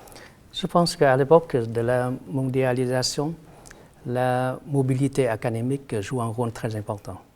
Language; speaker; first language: French; non-native, fluent; Vietnamese